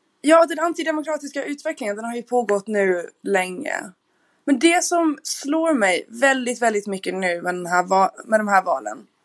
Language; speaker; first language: Swedish; non-native, fluent; English